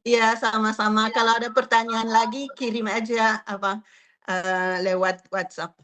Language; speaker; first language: Indonesian; non-native, fluent; French